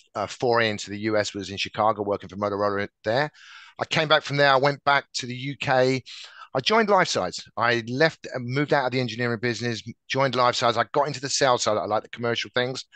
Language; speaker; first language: English; native; English